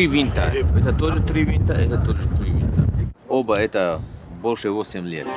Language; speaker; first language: Russian; non-native, local second language; Tajik